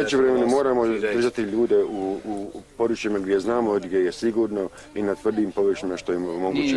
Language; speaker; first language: Bosnian; native; Bosnian